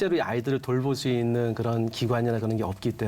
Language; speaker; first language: Korean; native; Korean